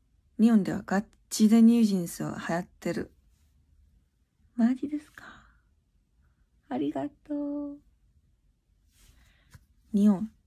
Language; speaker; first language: Japanese; non-native, learner; Korean